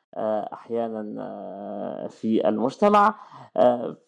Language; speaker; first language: Arabic; native; Arabic